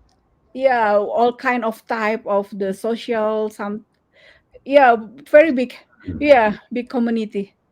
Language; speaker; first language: English; non-native, learner; Indonesian